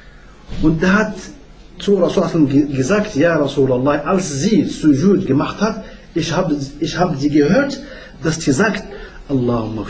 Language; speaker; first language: German; non-native, learner; Arabic